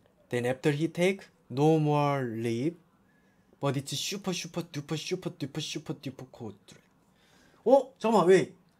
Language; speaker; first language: English; non-native, learner; Korean